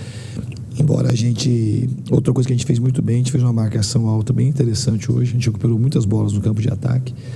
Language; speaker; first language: Portuguese; native; Portuguese